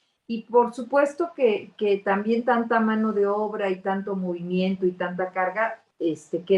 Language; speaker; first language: Spanish; native; Spanish